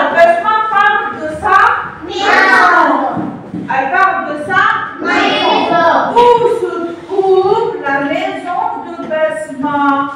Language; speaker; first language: French; non-native, local second language; Arabic